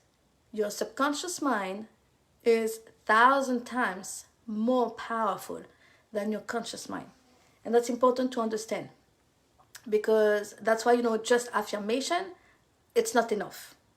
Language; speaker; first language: English; non-native, fluent; French